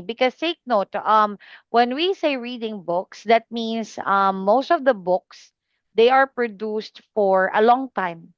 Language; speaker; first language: English; non-native, fluent; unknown